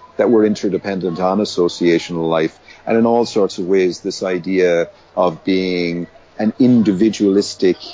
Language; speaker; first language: English; native; English